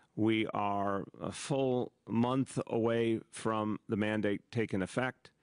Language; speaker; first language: English; native; English